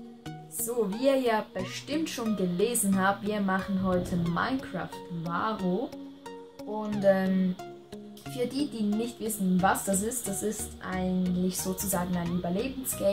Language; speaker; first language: German; native; German